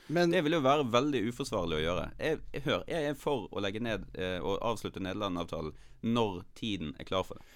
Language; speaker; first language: Norwegian; native; Norwegian